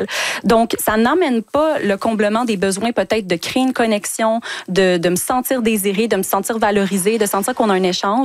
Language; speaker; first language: French; native; French